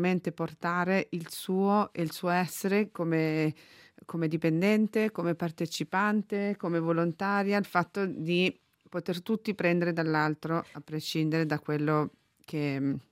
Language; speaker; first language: Italian; native; Italian